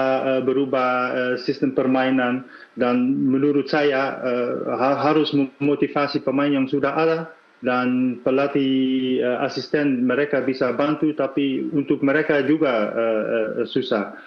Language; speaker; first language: Indonesian; non-native, fluent; Dutch